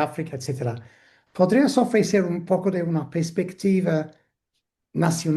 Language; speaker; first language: Spanish; non-native, fluent; English